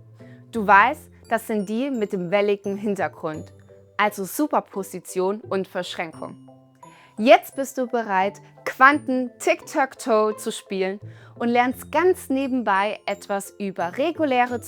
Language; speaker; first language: German; native; German